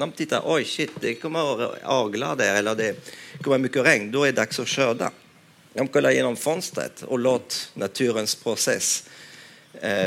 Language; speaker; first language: Swedish; non-native, fluent; French